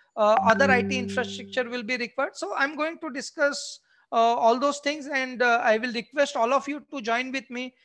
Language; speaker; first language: English; non-native, local second language; Marathi